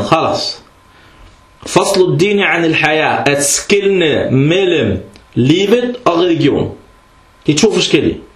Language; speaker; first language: Danish; early bilingual, other home language; Arabic